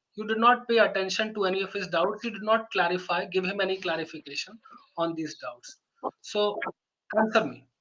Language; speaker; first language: English; non-native, local second language; Hindi